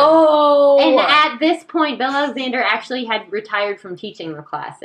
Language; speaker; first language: English; native; English